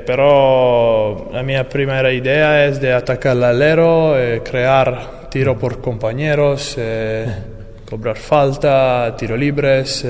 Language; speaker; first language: Spanish; non-native, learner; Italian